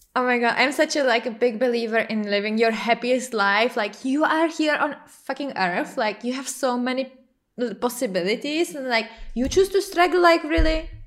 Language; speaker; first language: English; non-native, fluent; Czech